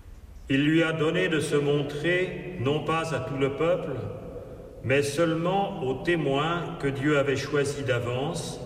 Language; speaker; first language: French; native; French